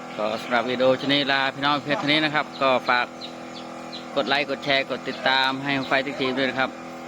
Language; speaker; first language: Thai; native; Thai